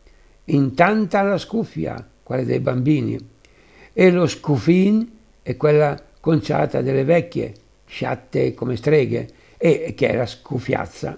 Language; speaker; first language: Italian; native; Italian